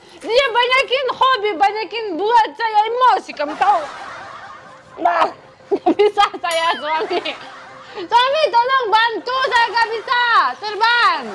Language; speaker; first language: Indonesian; non-native, learner; Russian